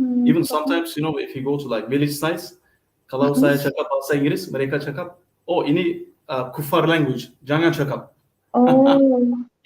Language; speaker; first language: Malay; non-native, learner; Turkish